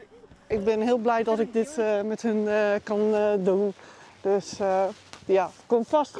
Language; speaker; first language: Dutch; native; Dutch